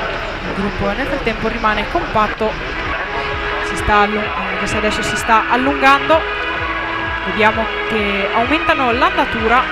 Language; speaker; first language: Italian; native; Italian